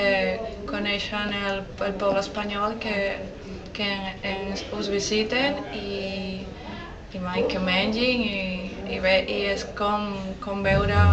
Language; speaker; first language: Catalan; non-native, learner; Spanish